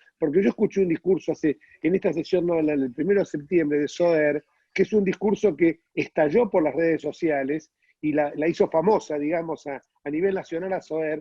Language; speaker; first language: Spanish; native; Spanish